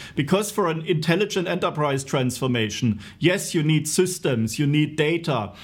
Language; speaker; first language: English; non-native, fluent; German